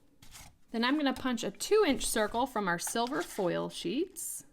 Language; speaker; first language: English; native; English